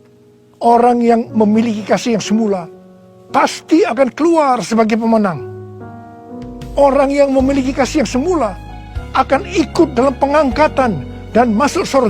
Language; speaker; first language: Indonesian; native; Indonesian